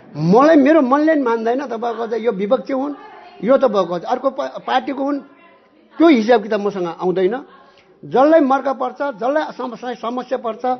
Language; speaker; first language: Nepali; non-native, local second language; Eastern Tamang